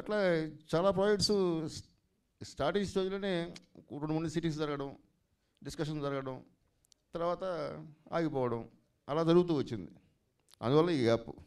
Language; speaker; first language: Telugu; native; Telugu